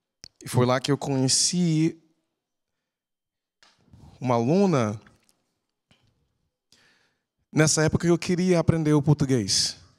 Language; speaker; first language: Portuguese; non-native, fluent; English